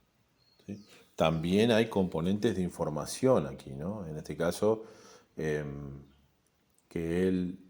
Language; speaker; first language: Spanish; native; Spanish